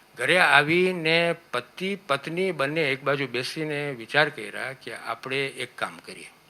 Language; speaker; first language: Gujarati; early bilingual, heritage; Gujarati